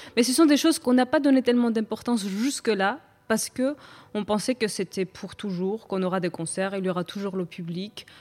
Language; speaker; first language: French; non-native, fluent; Georgian